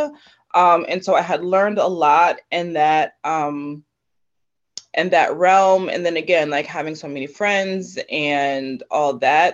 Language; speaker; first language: English; native; English